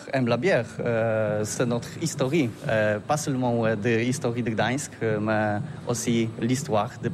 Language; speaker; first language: French; non-native, learner; Polish